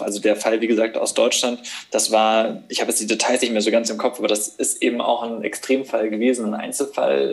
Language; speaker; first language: German; native; German